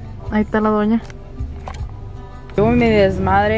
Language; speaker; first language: Spanish; early bilingual, heritage; Spanish